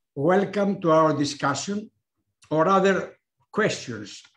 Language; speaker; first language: English; non-native, fluent; Greek